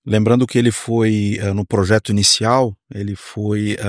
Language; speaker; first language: Portuguese; native; Portuguese